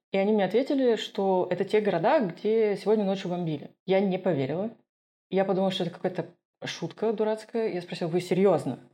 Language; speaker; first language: Russian; non-native, local second language; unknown